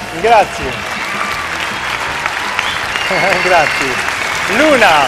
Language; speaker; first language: Italian; non-native, local second language; German